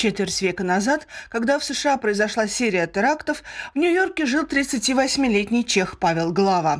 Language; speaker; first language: Russian; native; Russian